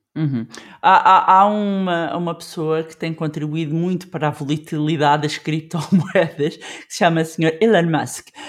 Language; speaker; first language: Portuguese; native; Portuguese